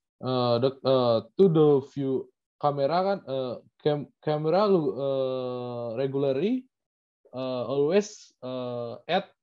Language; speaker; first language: English; non-native, learner; Indonesian